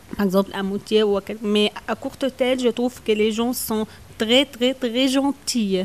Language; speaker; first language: French; non-native, local second language; Arabic